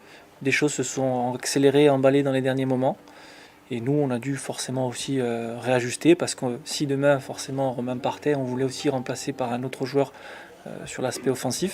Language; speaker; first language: French; native; French